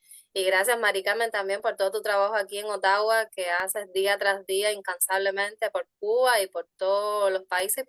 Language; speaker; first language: Spanish; native; Spanish